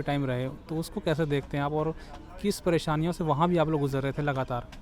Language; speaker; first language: Hindi; native; Hindi